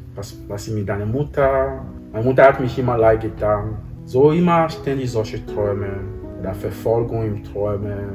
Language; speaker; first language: German; non-native, fluent; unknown